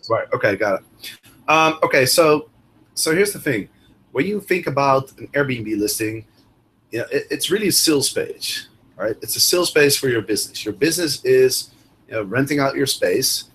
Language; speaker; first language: English; non-native, fluent; Dutch